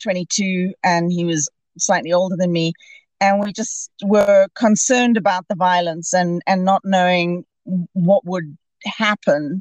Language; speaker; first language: English; native; English